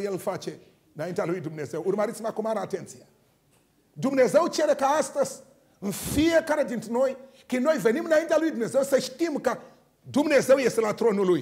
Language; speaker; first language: Romanian; non-native, learner; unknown